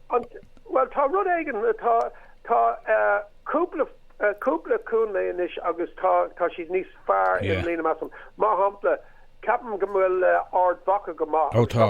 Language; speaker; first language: Irish; non-native, local second language; English